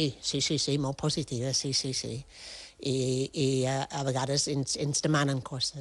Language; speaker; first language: Catalan; non-native, fluent; French